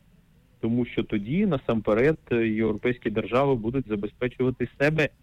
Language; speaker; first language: Ukrainian; native; Ukrainian